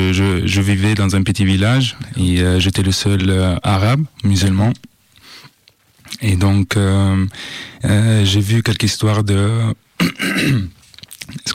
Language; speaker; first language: French; non-native, fluent; Italian